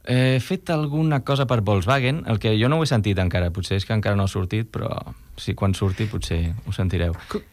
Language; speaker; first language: Catalan; non-native, local second language; Spanish